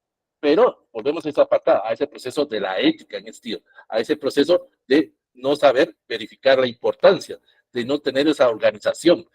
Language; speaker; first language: Spanish; native; Spanish